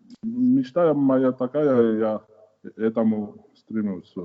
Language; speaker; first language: Russian; non-native, fluent; Georgian